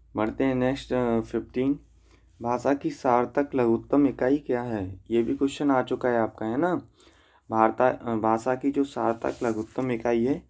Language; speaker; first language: Hindi; native; Hindi